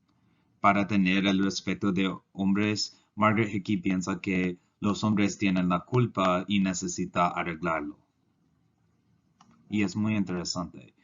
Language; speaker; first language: Spanish; non-native, learner; English